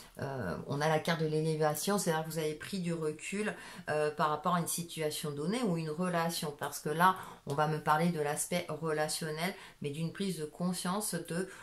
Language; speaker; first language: French; native; French